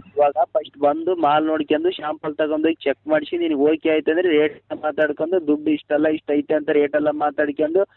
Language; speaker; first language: Kannada; native; Kannada